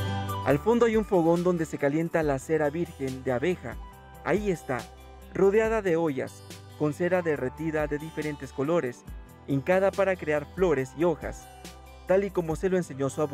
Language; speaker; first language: Spanish; native; Spanish